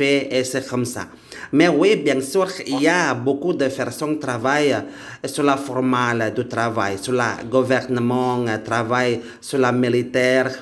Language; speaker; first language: French; non-native, learner; Indonesian